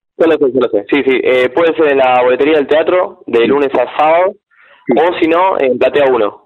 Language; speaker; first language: Spanish; native; Spanish